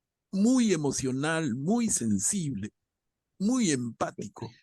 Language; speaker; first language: Spanish; native; Spanish